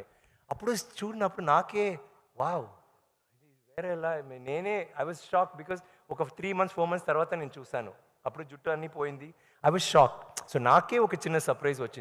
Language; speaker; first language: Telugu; non-native, learner; Tamil